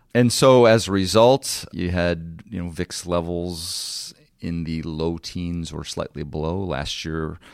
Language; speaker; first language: English; native; English